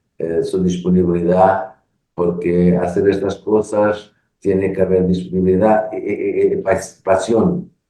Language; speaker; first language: Spanish; non-native, learner; Portuguese